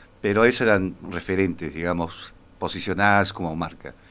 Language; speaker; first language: Spanish; native; Spanish